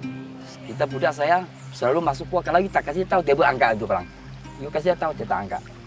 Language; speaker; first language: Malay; non-native, local second language; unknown